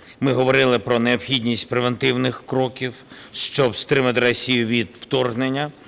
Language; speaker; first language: Ukrainian; non-native, local second language; Russian